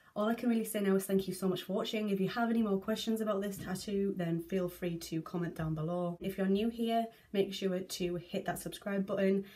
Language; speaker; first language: English; native; English